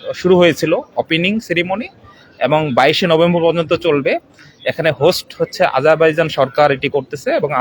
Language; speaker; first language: Bangla; non-native, local second language; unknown